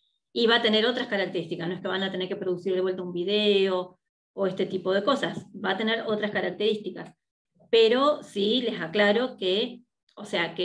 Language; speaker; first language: Spanish; native; Spanish